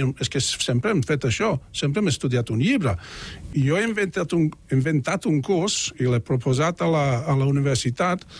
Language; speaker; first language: Catalan; non-native, fluent; English